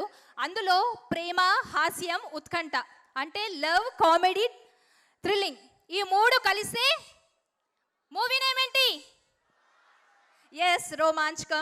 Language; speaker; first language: Telugu; native; Telugu